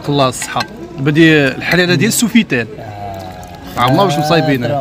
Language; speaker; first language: Arabic; native; Arabic